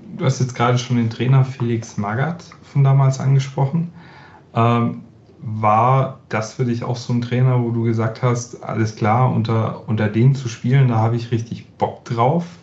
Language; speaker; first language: German; native; German